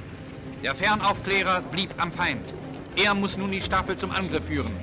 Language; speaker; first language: German; native; German